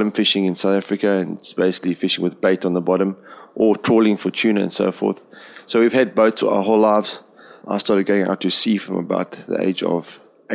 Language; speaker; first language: English; native; English